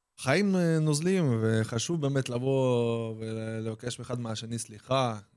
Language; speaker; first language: Hebrew; early bilingual, other home language; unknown